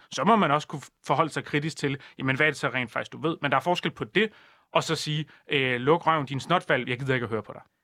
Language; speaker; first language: Danish; native; Danish